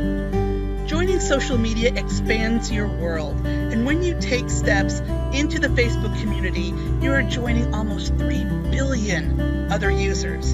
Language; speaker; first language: English; native; English